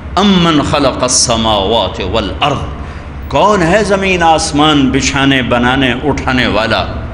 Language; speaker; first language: Urdu; non-native, local second language; Punjabi